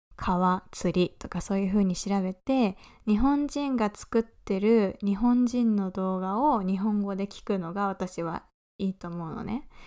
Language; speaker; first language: Japanese; native; Japanese